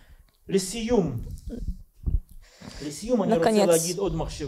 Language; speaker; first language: Hebrew; non-native, fluent; Russian